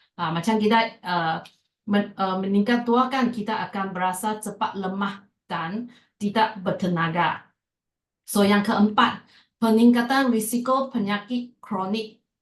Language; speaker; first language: Malay; non-native, local second language; Chinese